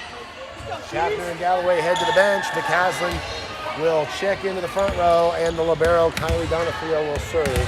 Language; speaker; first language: English; native; English